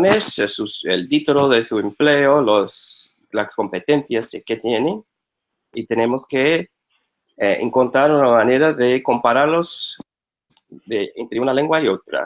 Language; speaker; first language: Spanish; non-native, fluent; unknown